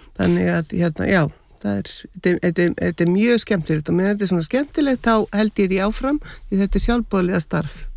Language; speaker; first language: Icelandic; native; Icelandic